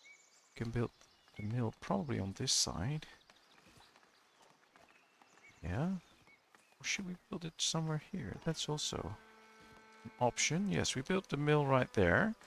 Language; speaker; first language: English; non-native, fluent; Dutch